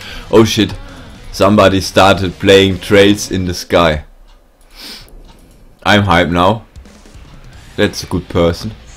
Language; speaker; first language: English; non-native, fluent; German